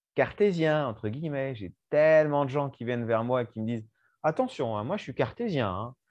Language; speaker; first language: French; native; French